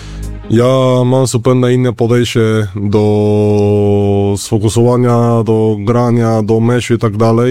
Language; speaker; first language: Polish; non-native, learner; Spanish